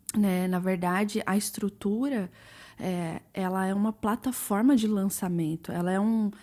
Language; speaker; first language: Portuguese; early bilingual, other home language; English